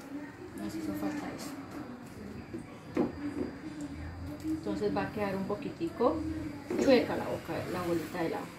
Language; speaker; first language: Spanish; native; Spanish